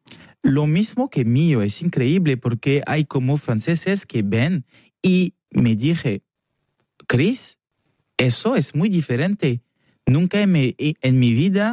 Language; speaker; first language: Spanish; non-native, fluent; French